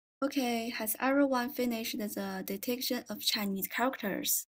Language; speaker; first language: English; non-native, fluent; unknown